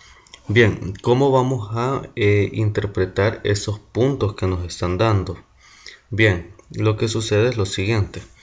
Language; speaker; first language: Spanish; native; Spanish